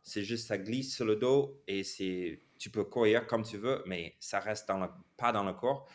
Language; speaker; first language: French; non-native, fluent; English